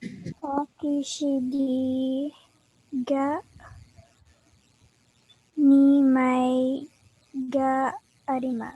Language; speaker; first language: Japanese; non-native, learner; Filipino